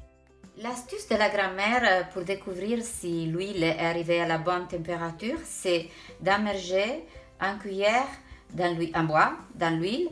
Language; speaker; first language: French; non-native, fluent; Italian